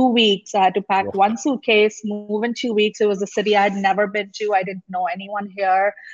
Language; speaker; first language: English; non-native, local second language; Gujarati